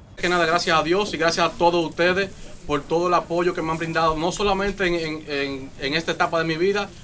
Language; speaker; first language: Spanish; early bilingual, heritage; Spanish